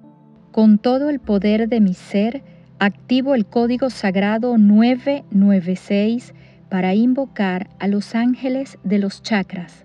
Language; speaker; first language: Spanish; native; Spanish